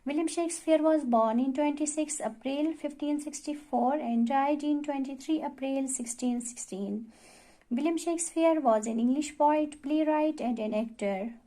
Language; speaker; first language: English; non-native, local second language; Hindi